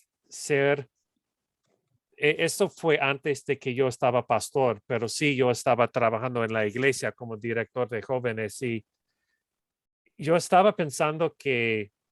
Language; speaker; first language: Spanish; non-native, fluent; English